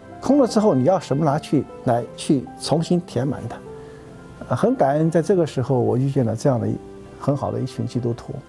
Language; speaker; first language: Chinese; native; Chinese